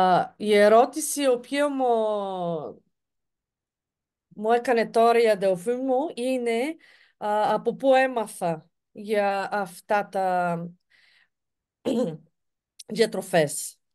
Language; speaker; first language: Greek; non-native, fluent; Bulgarian